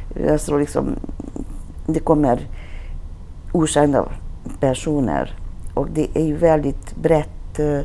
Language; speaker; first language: Swedish; non-native, fluent; Hungarian